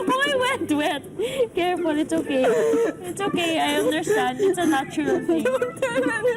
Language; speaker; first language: English; non-native, local second language; Filipino